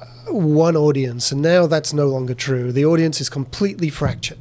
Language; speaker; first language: English; native; English